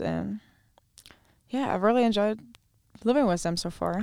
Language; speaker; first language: English; non-native, fluent; German